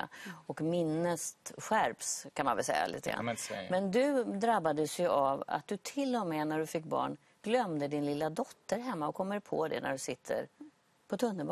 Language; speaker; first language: Swedish; native; Swedish